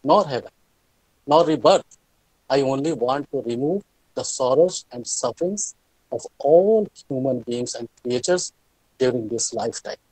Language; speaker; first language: English; non-native, local second language; Hindi